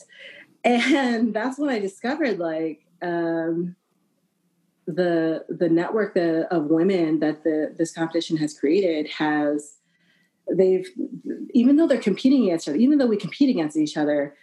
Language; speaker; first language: English; early bilingual, other home language; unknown